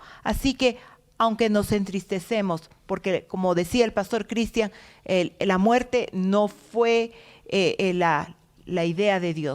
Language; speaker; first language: Spanish; native; Spanish